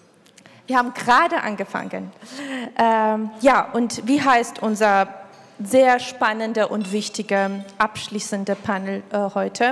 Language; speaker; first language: German; non-native, fluent; Georgian